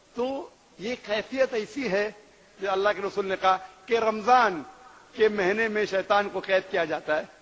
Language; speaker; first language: Urdu; non-native, local second language; Konkani